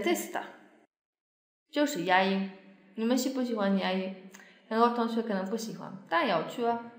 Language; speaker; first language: Chinese; non-native, fluent; Polish